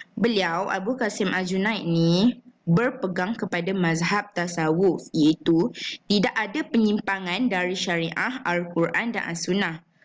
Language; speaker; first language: Malay; native; Malay